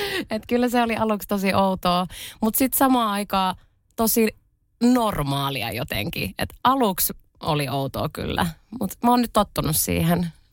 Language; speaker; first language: Finnish; early bilingual, other home language; Russian